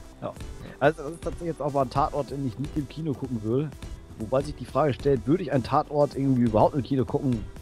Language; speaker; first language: German; native; German